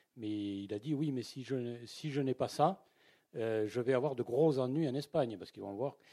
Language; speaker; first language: French; native; French